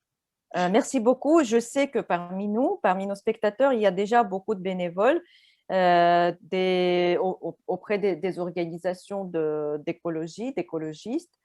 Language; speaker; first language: French; non-native, fluent; Russian